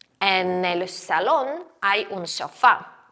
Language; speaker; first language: Spanish; non-native, fluent; Ukrainian